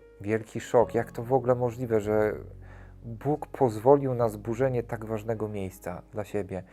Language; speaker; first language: Polish; native; Polish